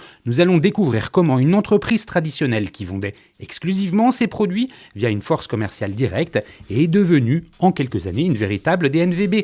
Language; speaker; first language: French; native; French